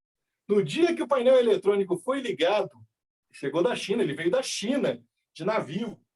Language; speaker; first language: Portuguese; native; Portuguese